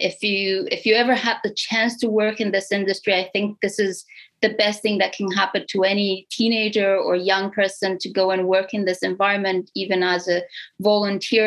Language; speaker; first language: English; non-native, fluent; Romanian